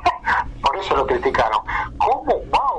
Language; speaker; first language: Spanish; native; Spanish